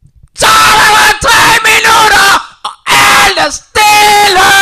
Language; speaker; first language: German; non-native, learner; Danish